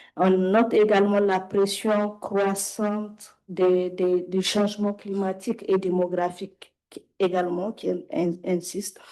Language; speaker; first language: French; non-native, local second language; Wolof